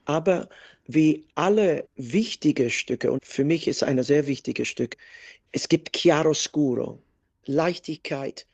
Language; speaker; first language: German; non-native, fluent; English